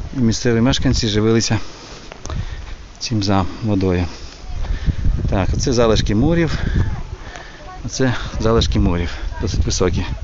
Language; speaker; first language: Ukrainian; native; Ukrainian